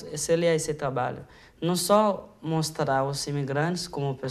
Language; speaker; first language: Portuguese; non-native, fluent; Haitian Creole